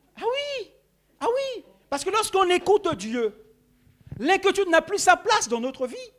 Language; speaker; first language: French; non-native, local second language; Sango